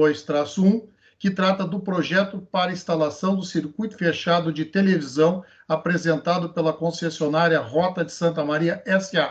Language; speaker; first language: Portuguese; native; Portuguese